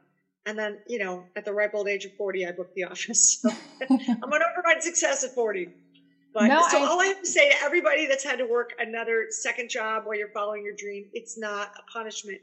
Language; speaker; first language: English; native; English